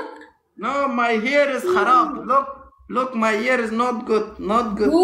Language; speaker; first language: English; non-native, learner; Persian